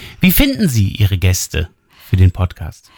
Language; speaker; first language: German; native; German